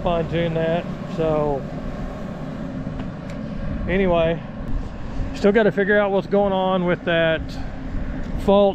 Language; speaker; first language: English; native; English